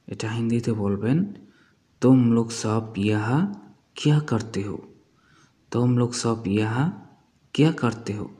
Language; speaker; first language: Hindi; non-native, learner; Bangla